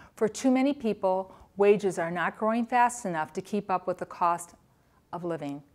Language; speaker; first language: English; native; English